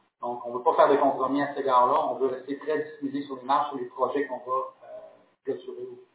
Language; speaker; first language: French; native; French